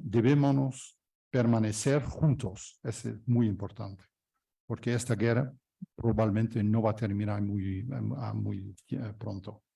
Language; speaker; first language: Spanish; non-native, fluent; Dutch